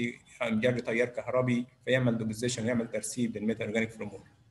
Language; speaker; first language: Arabic; native; Arabic